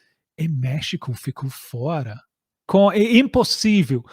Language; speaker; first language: Portuguese; non-native, fluent; English